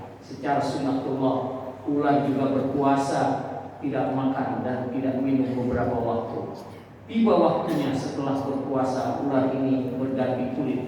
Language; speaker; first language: Indonesian; native; Indonesian